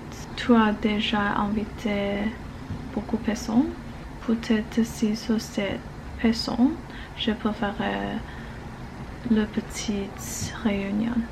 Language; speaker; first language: French; non-native, learner; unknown